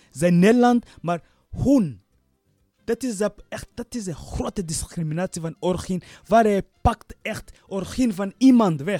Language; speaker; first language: Dutch; non-native, learner; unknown